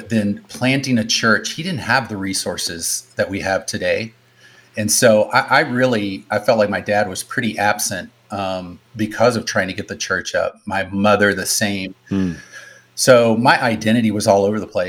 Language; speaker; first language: English; native; English